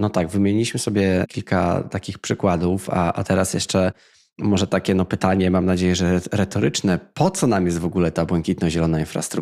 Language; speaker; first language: Polish; native; Polish